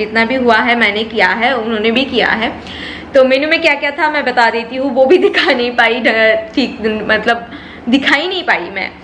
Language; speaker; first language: Hindi; non-native, local second language; Bangla